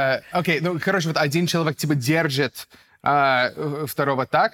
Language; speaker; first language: Russian; non-native, fluent; English